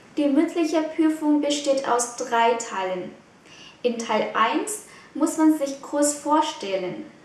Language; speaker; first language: German; non-native, fluent; Vietnamese